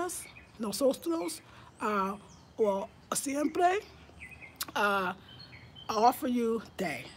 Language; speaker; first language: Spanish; non-native, learner; English